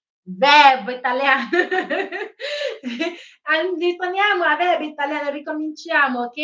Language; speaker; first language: Italian; non-native, learner; Igbo